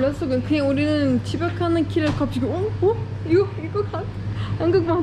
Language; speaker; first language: Korean; non-native, learner; Turkish